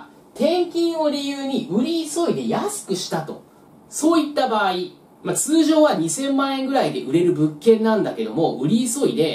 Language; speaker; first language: Japanese; native; Japanese